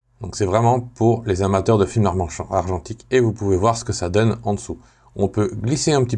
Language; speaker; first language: French; native; French